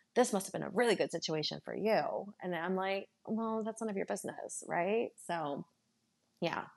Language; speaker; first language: English; native; English